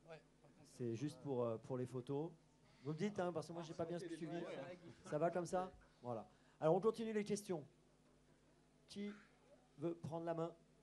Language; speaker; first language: French; native; French